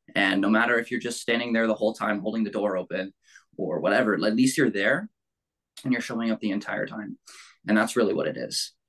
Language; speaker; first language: English; native; English